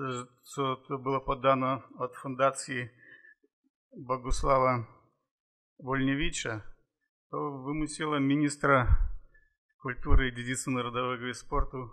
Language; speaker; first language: Polish; non-native, fluent; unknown